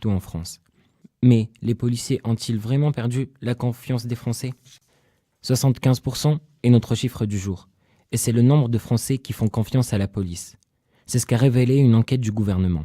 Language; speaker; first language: French; native; French